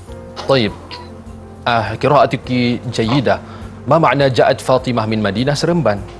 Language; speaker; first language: Arabic; non-native, fluent; Malay